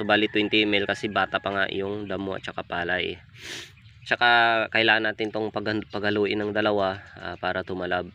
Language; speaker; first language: Filipino; non-native, local second language; Hiligaynon